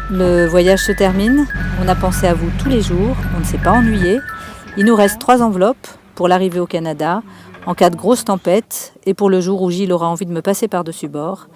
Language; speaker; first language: French; native; French